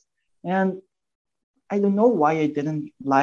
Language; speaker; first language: English; non-native, fluent; Portuguese